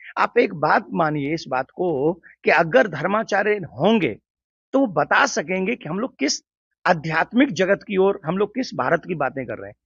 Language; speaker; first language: Hindi; native; Hindi